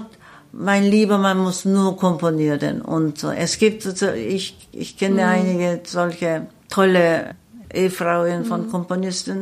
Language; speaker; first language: German; non-native, learner; Korean